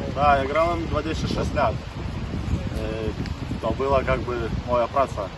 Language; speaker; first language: Polish; non-native, learner; Lithuanian